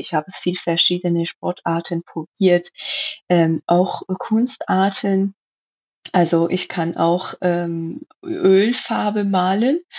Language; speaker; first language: German; non-native, learner; Persian